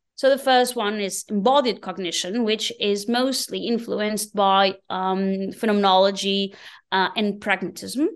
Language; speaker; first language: English; non-native, fluent; Portuguese